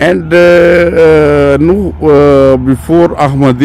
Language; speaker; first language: English; non-native, learner; Urdu